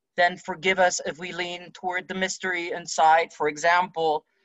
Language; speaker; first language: English; non-native, local second language; Spanish